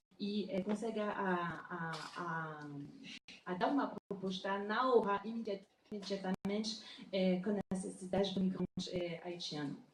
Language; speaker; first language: Portuguese; non-native, fluent; French